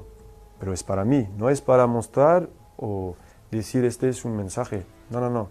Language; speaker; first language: Spanish; non-native, fluent; French